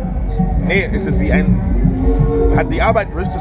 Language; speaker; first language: German; non-native, fluent; English